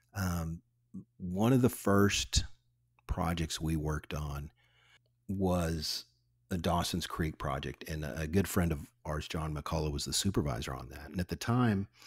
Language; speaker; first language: English; native; English